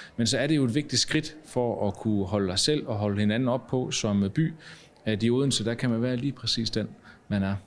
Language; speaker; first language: Danish; native; Danish